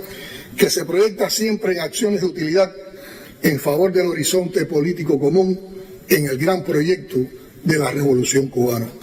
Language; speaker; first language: Spanish; native; Spanish